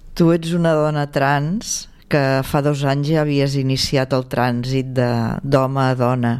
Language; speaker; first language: Catalan; native; Catalan